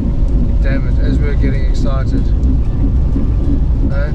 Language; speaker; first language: English; native; English